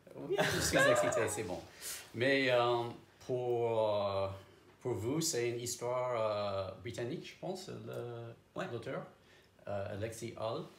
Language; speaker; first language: French; non-native, fluent; English